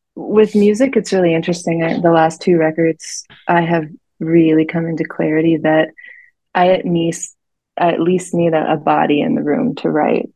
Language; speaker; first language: English; native; English